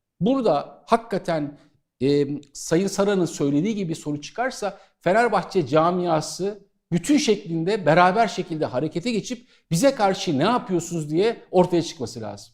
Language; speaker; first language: Turkish; native; Turkish